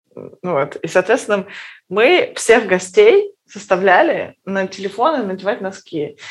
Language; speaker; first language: Russian; native; Russian